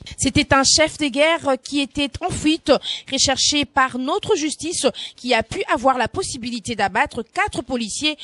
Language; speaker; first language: French; non-native, local second language; Lingala